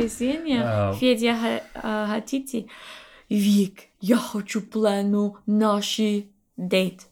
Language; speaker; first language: Russian; non-native, learner; English